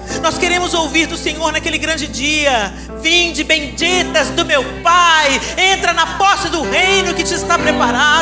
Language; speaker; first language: Portuguese; native; Portuguese